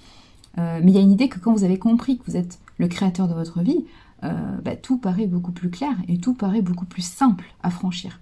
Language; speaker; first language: French; native; French